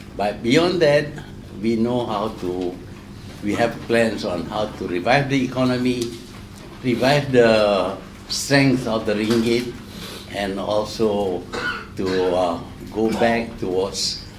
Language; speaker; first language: English; non-native, local second language; Malay